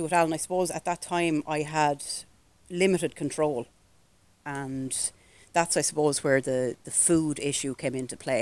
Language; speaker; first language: English; native; English